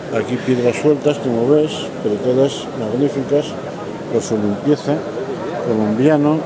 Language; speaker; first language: Spanish; native; Spanish